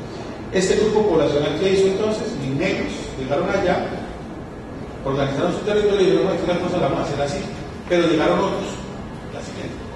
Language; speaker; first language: Spanish; native; Spanish